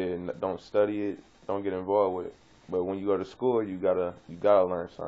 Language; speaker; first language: English; native; English